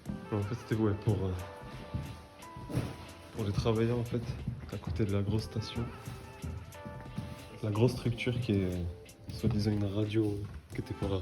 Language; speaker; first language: French; native; French